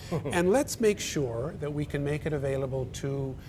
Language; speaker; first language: English; native; English